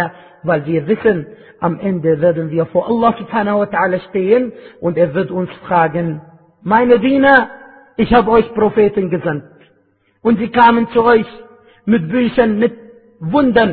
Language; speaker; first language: German; non-native, fluent; Arabic